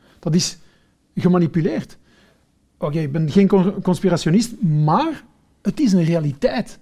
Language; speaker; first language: Dutch; early bilingual, other home language; Portuguese